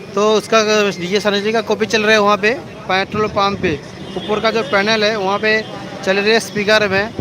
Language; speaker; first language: Hindi; non-native, local second language; Bangla